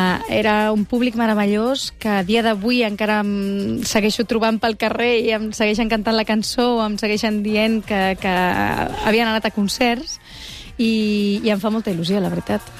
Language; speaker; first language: Catalan; non-native, local second language; Spanish